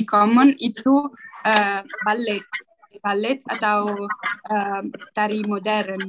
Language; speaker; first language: Indonesian; non-native, learner; Italian